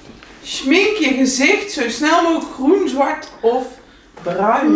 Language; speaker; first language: Dutch; native; Dutch